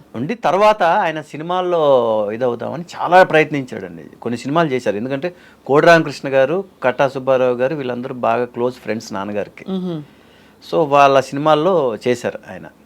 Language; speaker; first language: Telugu; native; Telugu